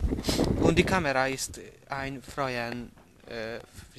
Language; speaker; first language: German; non-native, learner; Hungarian